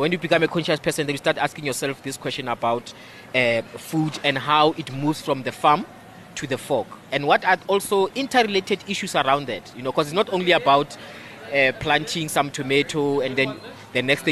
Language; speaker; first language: English; non-native, local second language; Northern Sotho